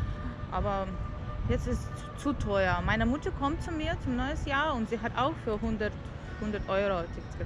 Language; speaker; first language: German; non-native, learner; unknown